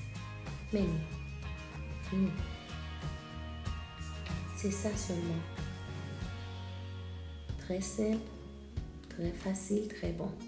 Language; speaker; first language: French; non-native, local second language; Haitian Creole